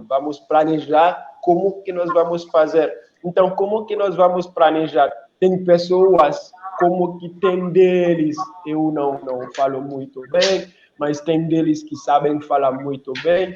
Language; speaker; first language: Portuguese; non-native, local second language; Haitian Creole